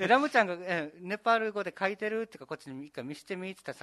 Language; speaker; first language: Japanese; native; Japanese